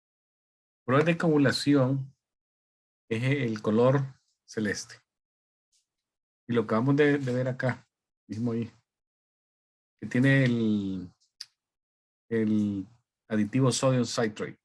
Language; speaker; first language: Spanish; native; Spanish